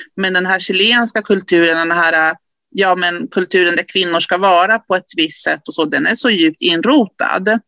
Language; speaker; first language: Swedish; early bilingual, other home language; Spanish